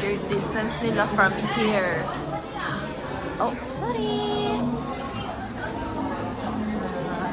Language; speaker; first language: English; non-native, local second language; Filipino